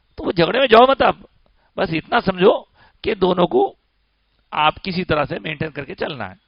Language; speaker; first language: Urdu; native; Urdu